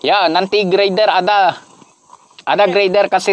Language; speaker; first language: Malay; non-native, fluent; Filipino